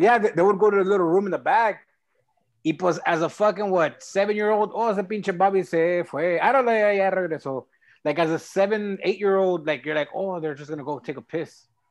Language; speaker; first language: English; early bilingual, other home language; Spanish